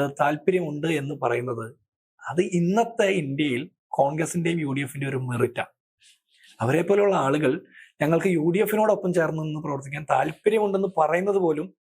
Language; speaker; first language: Malayalam; native; Malayalam